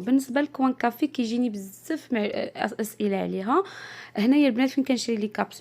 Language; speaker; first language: Arabic; native; Arabic